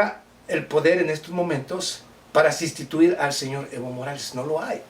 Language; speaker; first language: Spanish; native; Spanish